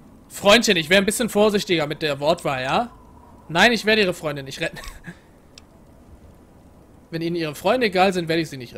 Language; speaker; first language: German; native; German